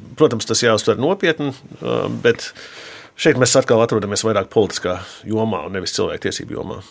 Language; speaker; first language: Latvian; early bilingual, heritage; Latvian